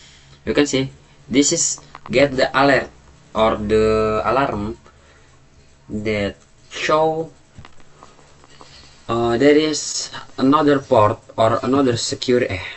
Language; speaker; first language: English; non-native, learner; Indonesian